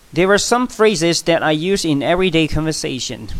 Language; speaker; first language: English; non-native, fluent; Chinese